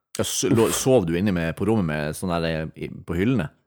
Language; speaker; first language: Norwegian; native; Norwegian